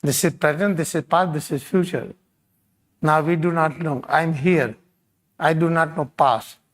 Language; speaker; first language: English; non-native, local second language; Hindi